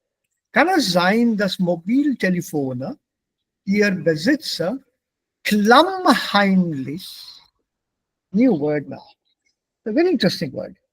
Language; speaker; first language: German; non-native, fluent; Hindi